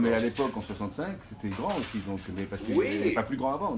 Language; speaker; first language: French; native; French